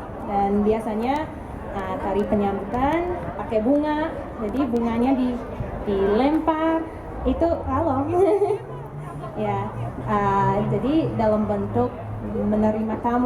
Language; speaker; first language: Indonesian; non-native, fluent; English